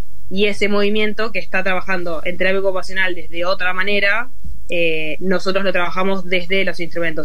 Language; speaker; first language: Spanish; native; Spanish